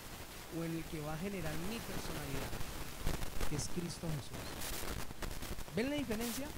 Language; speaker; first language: Spanish; native; Spanish